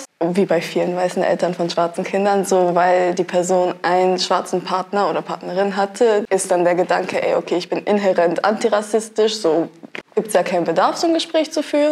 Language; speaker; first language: German; native; German